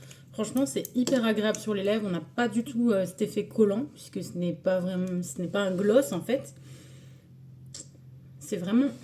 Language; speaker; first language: French; native; French